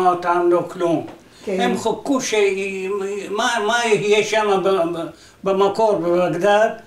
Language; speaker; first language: Hebrew; non-native, fluent; Arabic